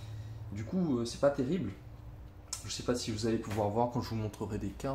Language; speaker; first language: French; native; French